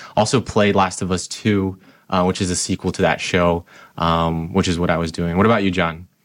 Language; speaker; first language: English; non-native, fluent; Portuguese